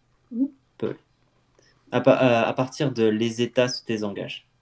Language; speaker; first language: French; native; French